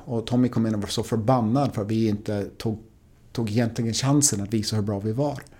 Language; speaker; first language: Swedish; non-native, fluent; English